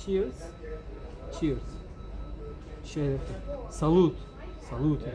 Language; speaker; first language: English; non-native, learner; Turkish